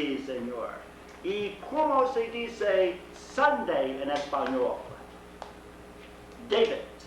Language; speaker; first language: Spanish; non-native, fluent; English